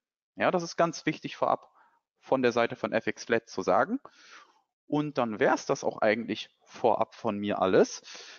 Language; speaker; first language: German; native; German